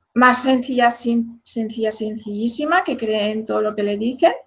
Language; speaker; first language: Spanish; native; Spanish